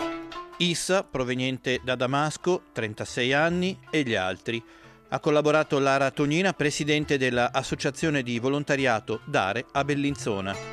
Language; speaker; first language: Italian; native; Italian